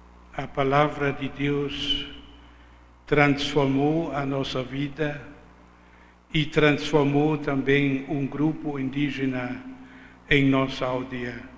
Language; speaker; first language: Portuguese; non-native, fluent; German